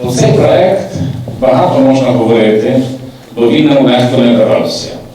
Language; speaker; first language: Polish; non-native, fluent; Ukrainian